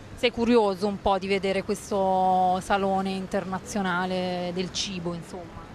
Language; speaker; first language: Italian; native; Italian